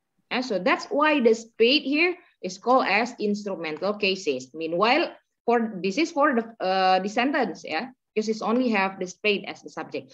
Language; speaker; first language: English; non-native, fluent; Indonesian